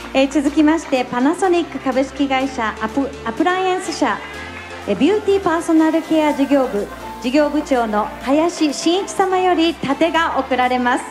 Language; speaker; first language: Japanese; native; Japanese